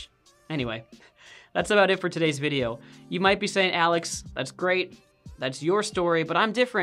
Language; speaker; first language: English; native; English